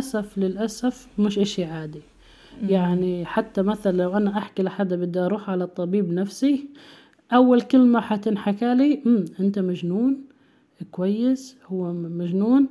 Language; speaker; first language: Arabic; native; Arabic